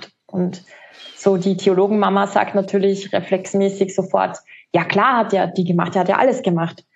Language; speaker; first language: German; native; German